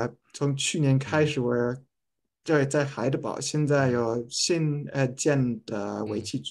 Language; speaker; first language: Chinese; non-native, fluent; German